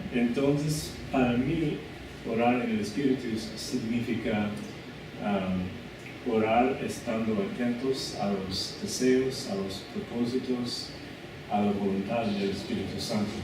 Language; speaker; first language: Spanish; non-native, fluent; English